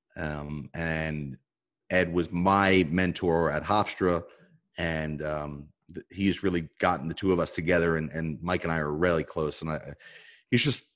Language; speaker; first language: English; native; English